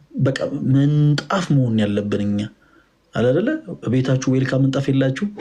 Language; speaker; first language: Amharic; native; Amharic